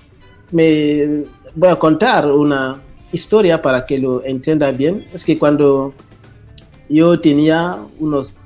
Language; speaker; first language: Spanish; non-native, fluent; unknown